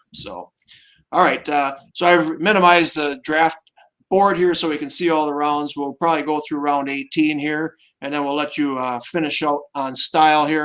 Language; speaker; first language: English; native; English